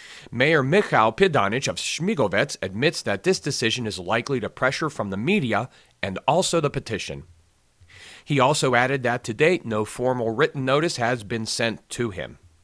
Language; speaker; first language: English; native; English